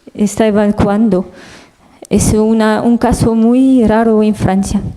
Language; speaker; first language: Spanish; non-native, learner; French